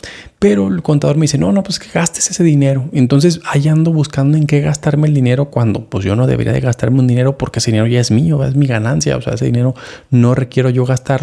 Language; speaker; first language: Spanish; native; Spanish